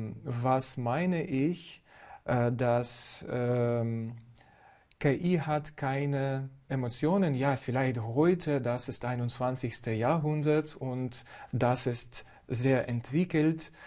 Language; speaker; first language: German; non-native, fluent; Ukrainian